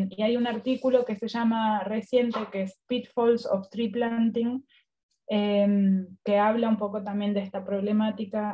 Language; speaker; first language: Spanish; native; Spanish